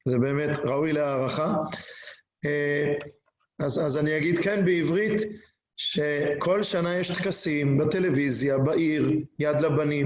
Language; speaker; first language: Hebrew; non-native, fluent; English